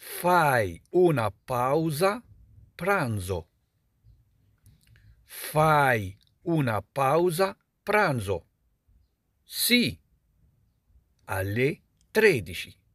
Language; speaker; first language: Italian; non-native, fluent; Arabic